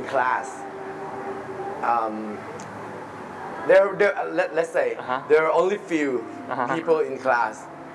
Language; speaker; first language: English; non-native, fluent; Thai